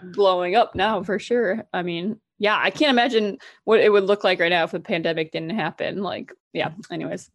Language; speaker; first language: English; native; English